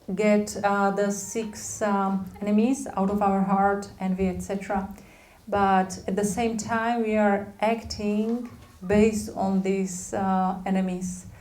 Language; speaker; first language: English; non-native, fluent; Slovak